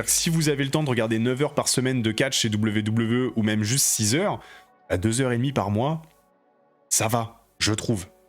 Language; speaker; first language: French; native; French